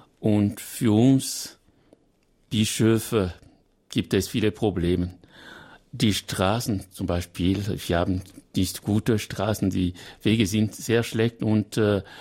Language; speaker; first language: German; non-native, learner; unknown